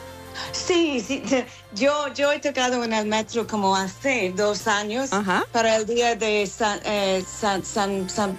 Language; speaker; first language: Spanish; non-native, fluent; English